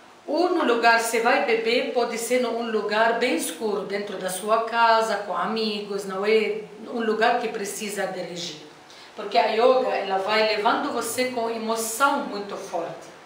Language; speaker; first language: Portuguese; non-native, fluent; Arabic